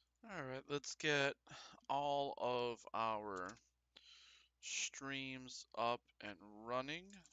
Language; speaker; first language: English; native; English